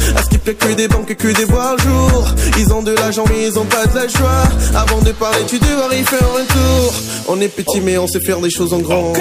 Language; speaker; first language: French; non-native, local second language; Ewe